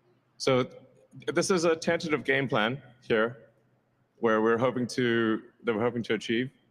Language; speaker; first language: English; native; English